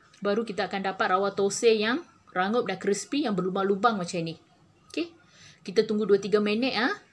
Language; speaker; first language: Malay; non-native, local second language; Tamil